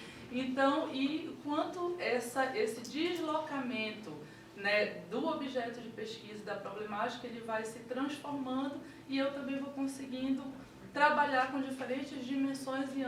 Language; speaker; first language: Portuguese; native; Portuguese